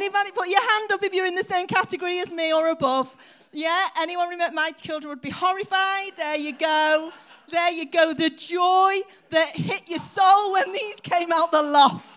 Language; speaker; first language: English; native; English